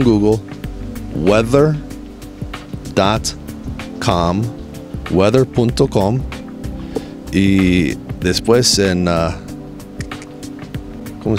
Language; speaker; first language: Spanish; non-native, learner; English